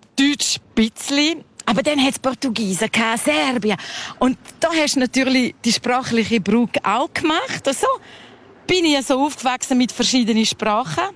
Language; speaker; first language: German; early bilingual, other home language; Spanish